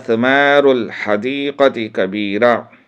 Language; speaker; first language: Arabic; non-native, learner; Urdu